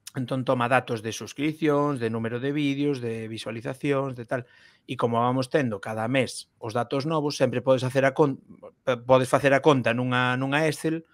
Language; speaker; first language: Galician; non-native, local second language; Spanish